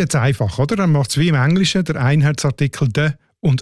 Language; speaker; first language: German; native; German